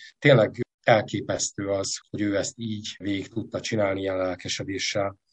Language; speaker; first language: Hungarian; native; Hungarian